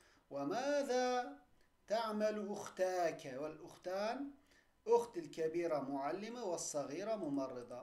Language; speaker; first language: Arabic; non-native, fluent; Turkish